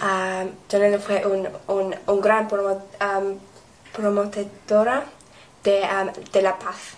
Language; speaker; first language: Spanish; non-native, learner; English